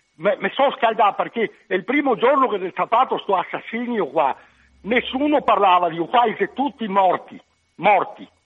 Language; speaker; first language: Italian; native; Italian